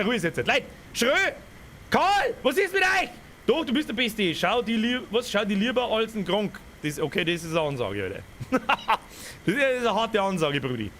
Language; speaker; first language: German; native; German